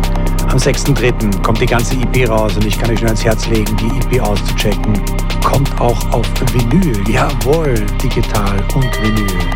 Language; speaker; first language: German; native; German